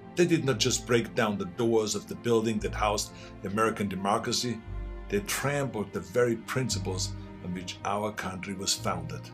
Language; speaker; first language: English; non-native, fluent; German